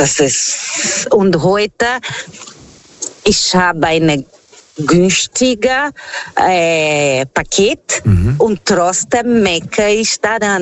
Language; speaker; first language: German; non-native, fluent; Portuguese